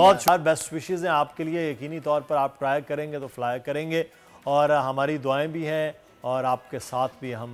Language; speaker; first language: Urdu; native; Urdu